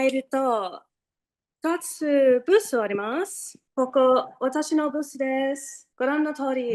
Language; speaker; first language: Japanese; non-native, learner; English